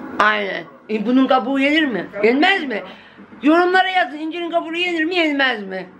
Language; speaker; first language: Turkish; native; Turkish